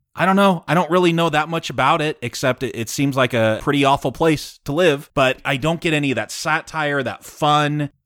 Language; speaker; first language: English; native; English